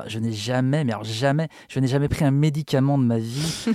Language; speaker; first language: French; native; French